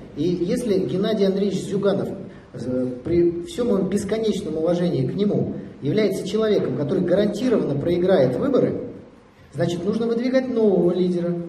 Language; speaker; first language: Russian; native; Russian